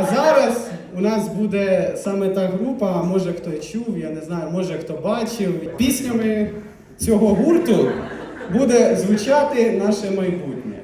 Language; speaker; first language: Ukrainian; native; Ukrainian